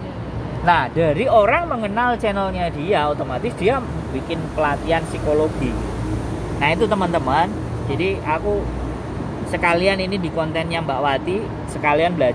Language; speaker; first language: Indonesian; non-native, local second language; Javanese